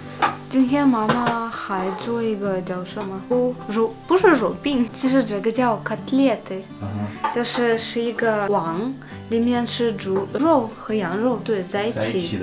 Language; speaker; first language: Chinese; non-native, fluent; Russian